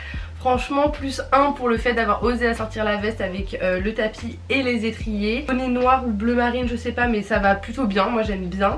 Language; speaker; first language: French; native; French